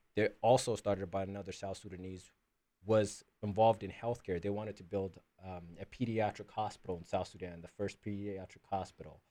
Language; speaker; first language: English; early bilingual, other home language; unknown